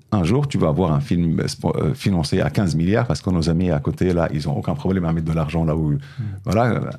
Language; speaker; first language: French; non-native, local second language; Arabic